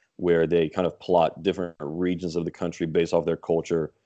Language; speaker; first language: English; native; English